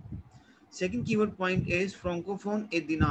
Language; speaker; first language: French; non-native, learner; Hindi